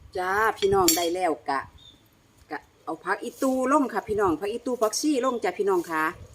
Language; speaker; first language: Thai; native; Thai